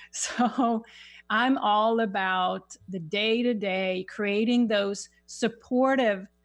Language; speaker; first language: English; non-native, fluent; Swedish